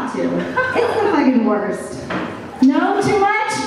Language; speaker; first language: English; native; English